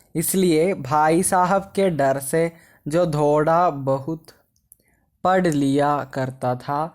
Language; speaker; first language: Hindi; non-native, local second language; Malayalam